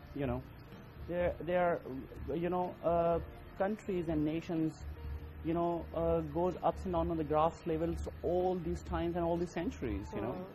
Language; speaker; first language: English; non-native, local second language; Urdu